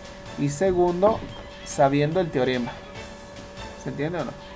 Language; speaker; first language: Spanish; native; Spanish